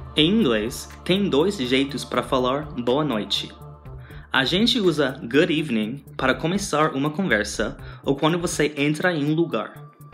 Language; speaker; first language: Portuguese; non-native, fluent; English